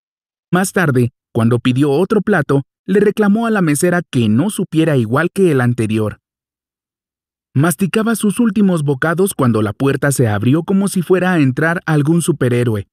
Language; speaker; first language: Spanish; native; Spanish